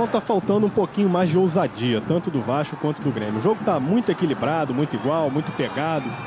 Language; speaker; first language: Portuguese; native; Portuguese